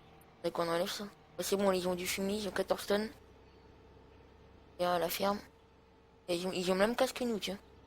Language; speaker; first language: French; native; French